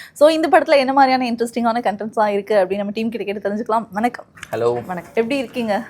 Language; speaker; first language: Tamil; native; Tamil